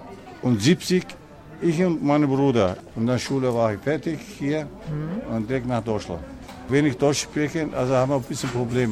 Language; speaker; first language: German; non-native, learner; Turkish